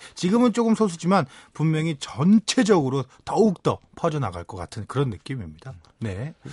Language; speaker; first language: Korean; native; Korean